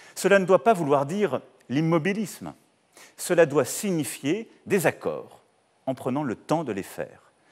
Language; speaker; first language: French; native; French